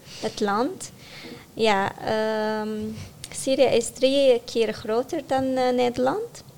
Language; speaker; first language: Dutch; non-native, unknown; Arabic